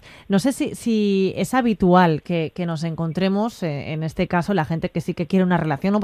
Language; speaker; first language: Spanish; native; Spanish